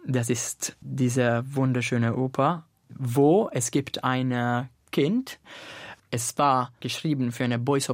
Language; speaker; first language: German; non-native, fluent; Italian